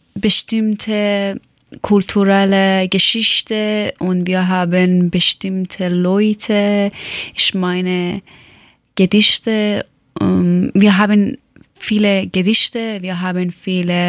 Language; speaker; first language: German; non-native, learner; Persian